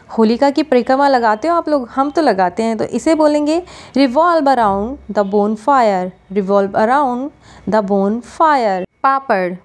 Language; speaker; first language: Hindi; native; Hindi